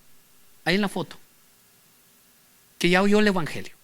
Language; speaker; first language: Spanish; native; Spanish